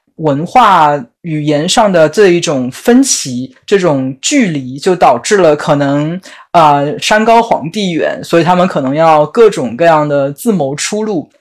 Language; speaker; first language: Chinese; native; Chinese